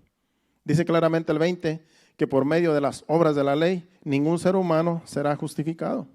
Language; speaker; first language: Spanish; native; Spanish